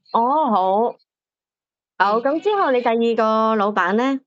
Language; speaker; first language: Cantonese; native; Cantonese